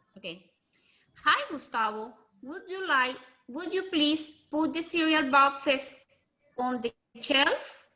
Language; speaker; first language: English; non-native, learner; Spanish